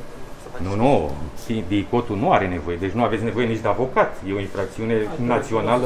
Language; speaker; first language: Romanian; native; Romanian